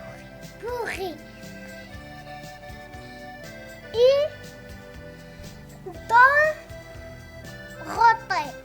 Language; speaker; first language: French; non-native, learner; Arabic